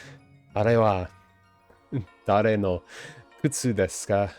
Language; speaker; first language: Japanese; non-native, learner; English